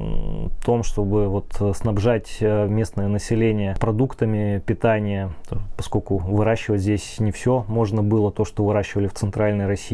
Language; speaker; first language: Russian; native; Russian